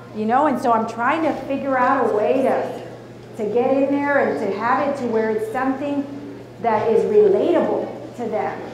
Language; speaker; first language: English; early bilingual, other home language; Spanish